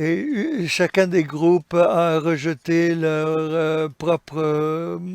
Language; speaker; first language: French; non-native, fluent; English